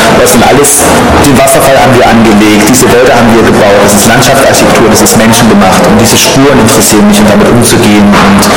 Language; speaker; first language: German; native; German